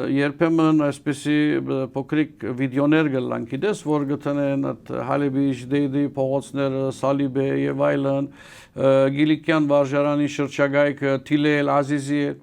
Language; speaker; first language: Armenian; early bilingual, heritage; Armenian